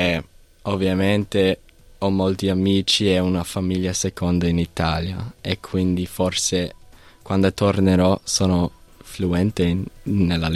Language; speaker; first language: Italian; non-native, learner; English